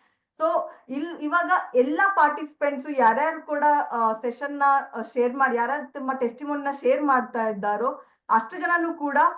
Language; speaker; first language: Kannada; native; Kannada